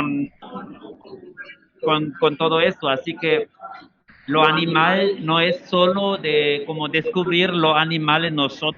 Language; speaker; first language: Spanish; non-native, fluent; German